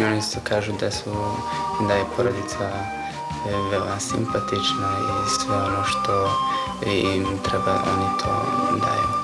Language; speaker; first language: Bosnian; non-native, local second language; Hungarian